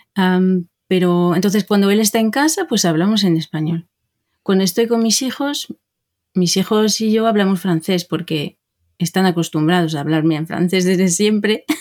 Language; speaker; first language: Spanish; non-native, fluent; French